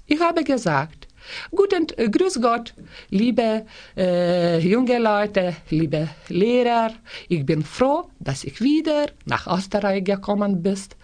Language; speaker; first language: German; non-native, learner; Lithuanian